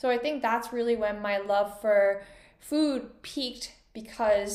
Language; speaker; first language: English; non-native, fluent; Korean